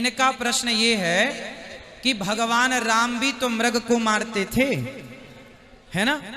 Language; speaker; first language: Hindi; native; Hindi